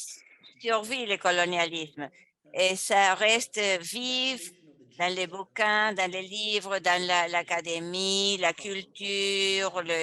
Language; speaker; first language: French; non-native, fluent; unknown